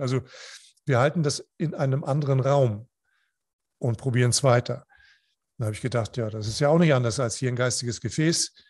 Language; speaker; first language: German; non-native, fluent; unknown